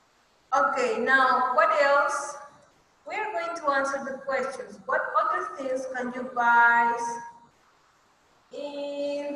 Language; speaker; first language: English; non-native, fluent; Spanish